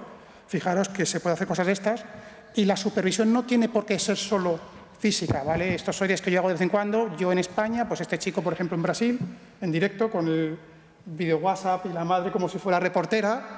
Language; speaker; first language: Spanish; native; Spanish